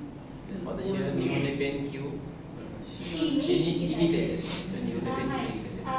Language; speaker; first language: Japanese; non-native, learner; Bangla